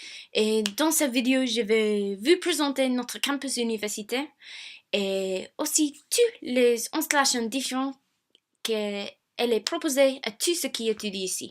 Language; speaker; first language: French; non-native, fluent; English